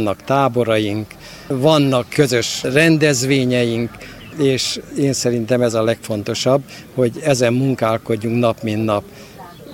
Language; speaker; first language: Hungarian; native; Hungarian